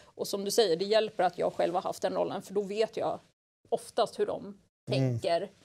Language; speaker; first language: Swedish; non-native, local second language; Assyrian Neo-Aramaic